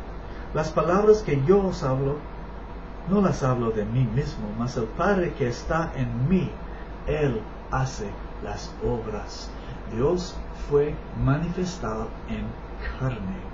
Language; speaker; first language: Spanish; non-native, learner; English